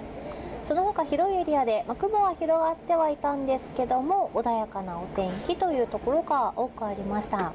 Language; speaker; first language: Japanese; native; Japanese